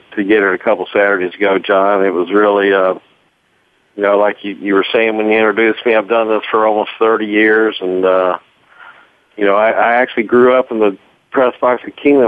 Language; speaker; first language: English; native; English